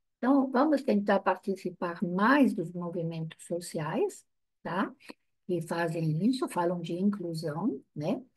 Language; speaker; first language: Portuguese; non-native, fluent; Italian